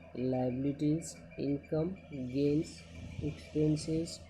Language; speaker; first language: English; non-native, local second language; Nepali